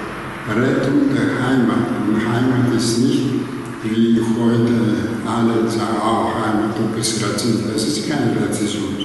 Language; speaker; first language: German; non-native, learner; Greek